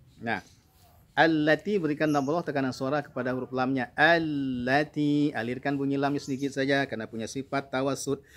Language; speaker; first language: Malay; native; Malay